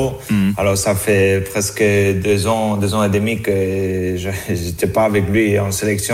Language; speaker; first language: French; non-native, fluent; Spanish